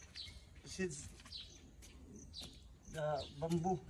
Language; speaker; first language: English; non-native, learner; Cebuano